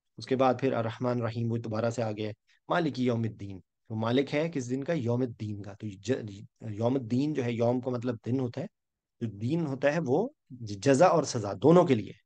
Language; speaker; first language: Urdu; native; Urdu